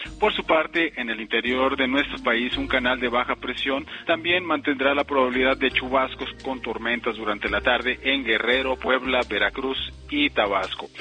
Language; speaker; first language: Spanish; native; Spanish